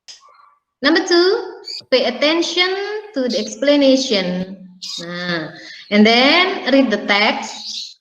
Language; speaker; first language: English; non-native, learner; Indonesian